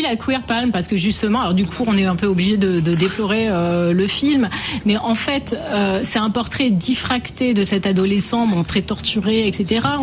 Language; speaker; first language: French; native; French